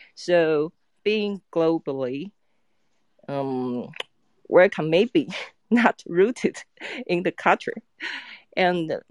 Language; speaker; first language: English; non-native, fluent; Chinese